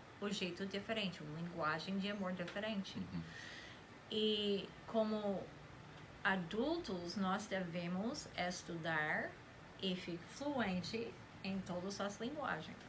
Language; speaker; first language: Portuguese; non-native, fluent; English